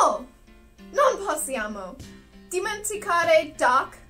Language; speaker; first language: Italian; non-native, learner; English